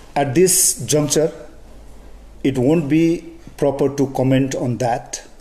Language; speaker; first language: English; non-native, local second language; Nepali